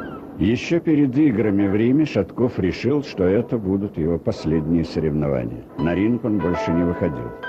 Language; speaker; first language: Russian; native; Russian